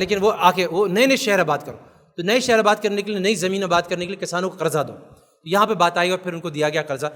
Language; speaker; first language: Urdu; native; Urdu